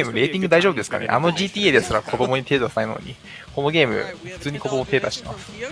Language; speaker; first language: Japanese; native; Japanese